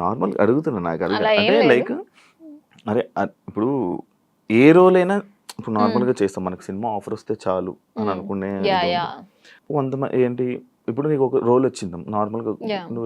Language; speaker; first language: Telugu; native; Telugu